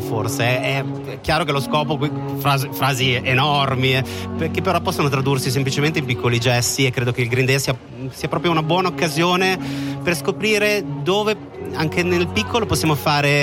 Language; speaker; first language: Italian; native; Italian